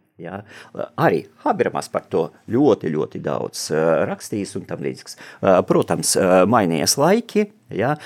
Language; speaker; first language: Latvian; non-native, local second language; Russian